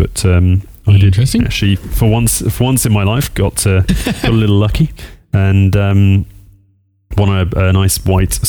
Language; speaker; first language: English; native; English